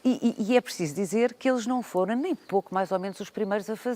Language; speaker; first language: Portuguese; native; Portuguese